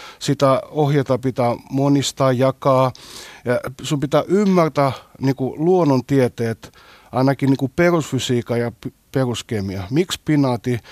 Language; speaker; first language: Finnish; non-native, fluent; Greek